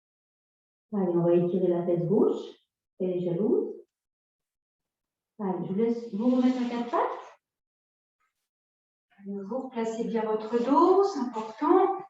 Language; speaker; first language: French; native; French